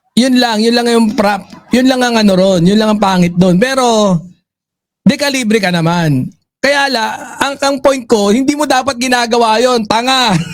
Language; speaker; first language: Filipino; native; Filipino